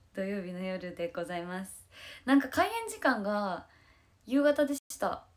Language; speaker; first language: Japanese; native; Japanese